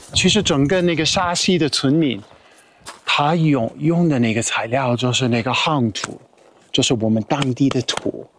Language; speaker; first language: Chinese; non-native, fluent; English